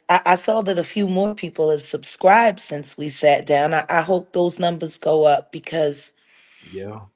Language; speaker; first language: English; native; English